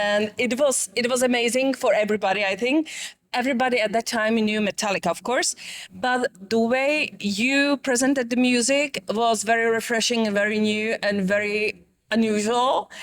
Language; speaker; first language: English; non-native, fluent; Czech